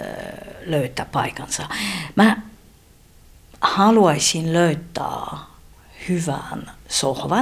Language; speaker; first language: Finnish; non-native, fluent; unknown